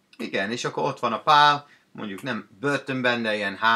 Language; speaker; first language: Hungarian; non-native, fluent; English